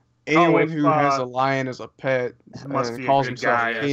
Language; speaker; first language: English; native; English